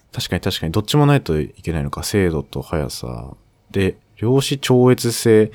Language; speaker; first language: Japanese; native; Japanese